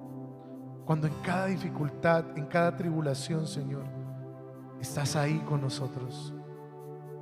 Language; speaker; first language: Spanish; native; Spanish